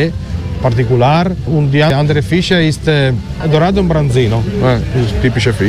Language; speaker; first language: German; non-native, learner; Italian